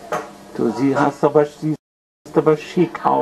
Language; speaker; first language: German; native; German